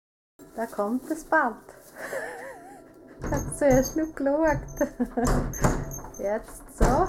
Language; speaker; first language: German; native; German